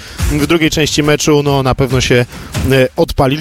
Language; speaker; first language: Polish; native; Polish